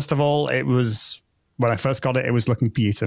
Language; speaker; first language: English; native; English